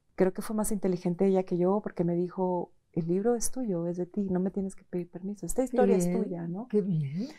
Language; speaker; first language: Spanish; native; Spanish